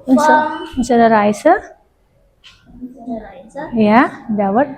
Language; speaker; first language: German; non-native, learner; Indonesian